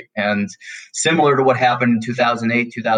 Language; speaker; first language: English; native; English